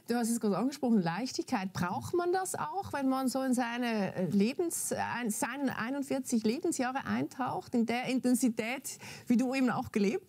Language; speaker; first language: German; native; German